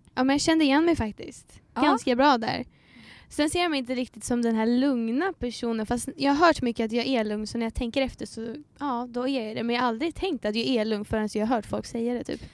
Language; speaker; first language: Swedish; native; Swedish